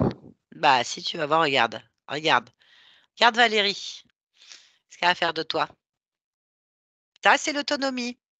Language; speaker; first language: French; native; French